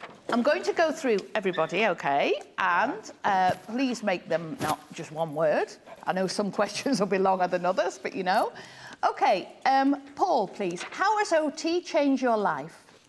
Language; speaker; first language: English; native; English